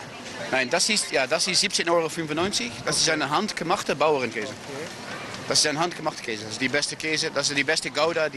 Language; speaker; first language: German; non-native, fluent; Dutch